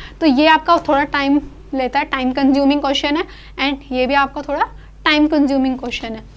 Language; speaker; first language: Hindi; native; Hindi